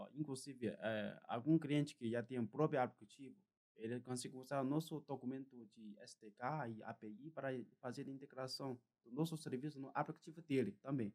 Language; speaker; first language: Portuguese; non-native, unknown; Chinese